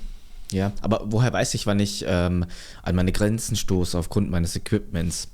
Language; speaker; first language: German; native; German